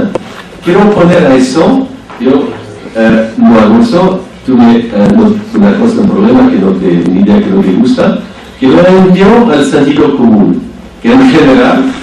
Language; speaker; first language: Spanish; non-native, fluent; French